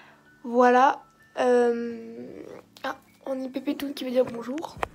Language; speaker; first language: French; native; French